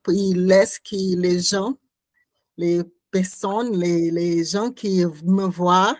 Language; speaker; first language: French; non-native, learner; Portuguese